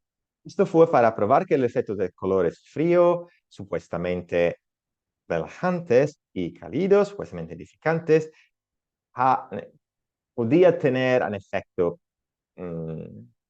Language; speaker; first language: Spanish; non-native, learner; Italian